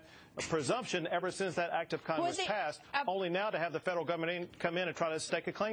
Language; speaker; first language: English; native; English